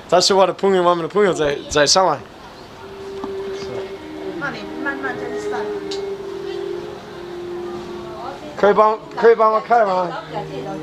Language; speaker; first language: Chinese; non-native, learner; English